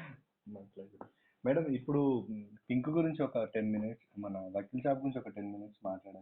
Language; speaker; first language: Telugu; native; Telugu